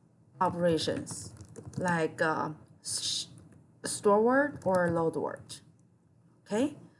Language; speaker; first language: English; non-native, fluent; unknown